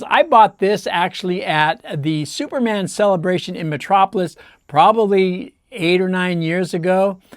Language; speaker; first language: English; native; English